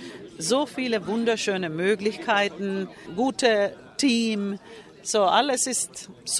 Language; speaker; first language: German; non-native, fluent; Finnish